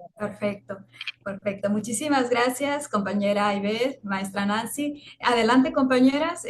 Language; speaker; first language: Spanish; native; Spanish